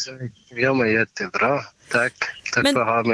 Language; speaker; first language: Swedish; non-native, learner; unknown